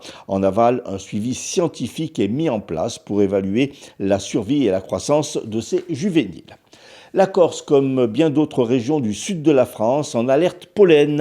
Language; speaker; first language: French; native; French